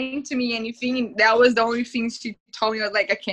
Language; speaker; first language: English; non-native, fluent; Portuguese